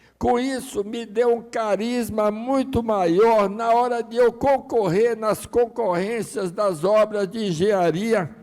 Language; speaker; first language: Portuguese; early bilingual, other home language; Russian